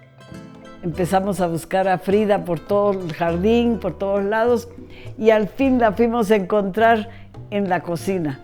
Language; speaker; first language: Spanish; native; Spanish